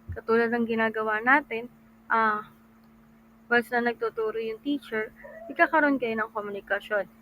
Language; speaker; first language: Filipino; non-native, local second language; Cebuano